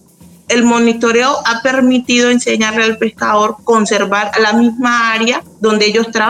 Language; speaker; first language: Spanish; native; Spanish